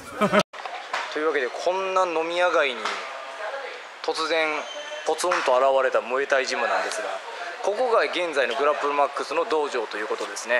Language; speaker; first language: Japanese; native; Japanese